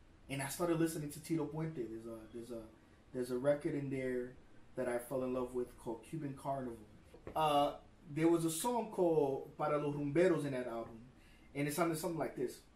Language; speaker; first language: English; early bilingual, other home language; Spanish